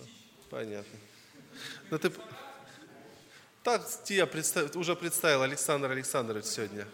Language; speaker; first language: Russian; native; Russian